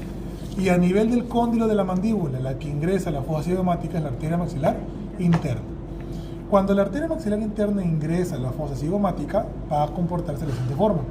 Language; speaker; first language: Spanish; native; Spanish